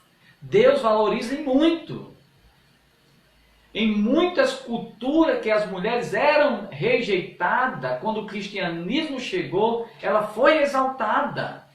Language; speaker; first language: Portuguese; native; Portuguese